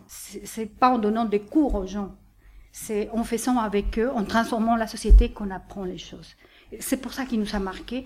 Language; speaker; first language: French; non-native, fluent; Spanish